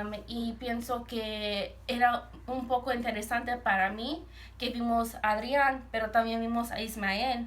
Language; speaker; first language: Spanish; early bilingual, heritage; Spanish